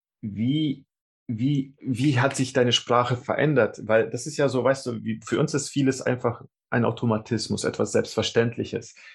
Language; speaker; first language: German; early bilingual, other home language; Russian